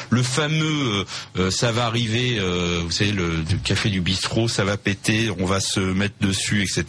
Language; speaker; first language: French; native; French